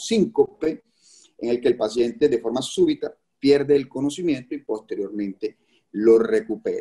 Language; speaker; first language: Spanish; native; Spanish